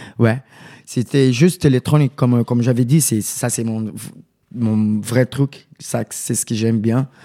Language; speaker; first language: French; non-native, learner; Portuguese